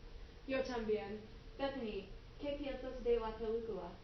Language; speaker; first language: Spanish; non-native, learner; English